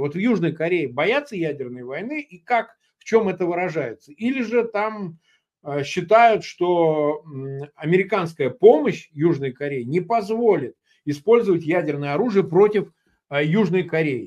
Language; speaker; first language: Russian; native; Russian